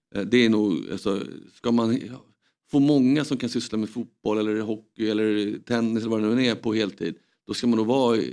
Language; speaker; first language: Swedish; native; Swedish